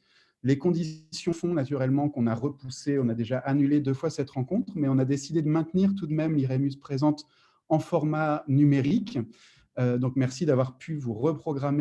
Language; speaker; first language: French; native; French